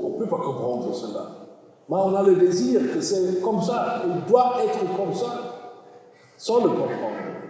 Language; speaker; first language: French; non-native, learner; German